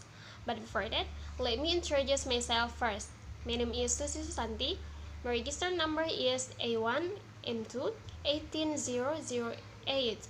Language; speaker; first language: English; non-native, learner; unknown